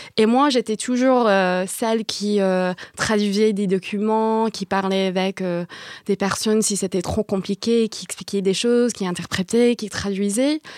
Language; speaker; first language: French; non-native, fluent; English